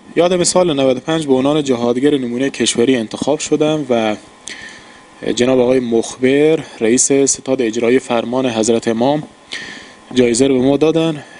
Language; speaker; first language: Persian; non-native, local second language; Baluchi